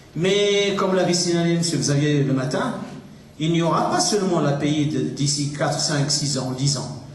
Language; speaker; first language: French; non-native, local second language; Arabic